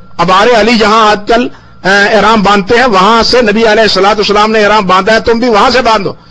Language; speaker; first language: Urdu; non-native, local second language; Punjabi